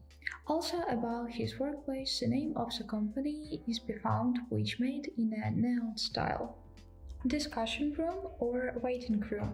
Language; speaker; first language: English; non-native, fluent; Ukrainian